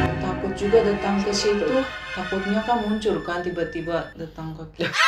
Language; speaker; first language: Indonesian; non-native, fluent; Japanese